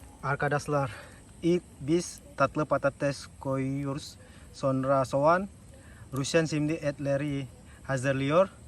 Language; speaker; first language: Turkish; non-native, learner; Indonesian